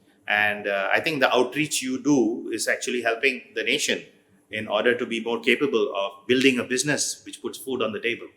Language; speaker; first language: English; non-native, fluent; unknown